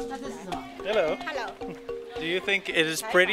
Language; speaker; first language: English; non-native, fluent; Dutch